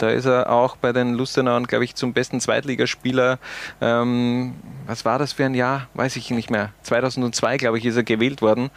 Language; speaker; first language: German; native; German